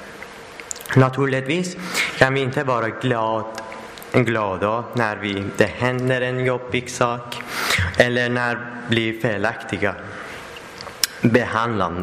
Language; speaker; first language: Swedish; non-native, learner; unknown